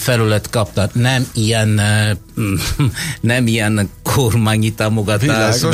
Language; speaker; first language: Hungarian; non-native, fluent; Italian